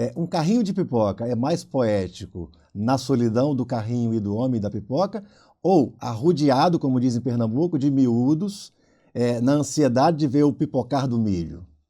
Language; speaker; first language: Portuguese; native; Portuguese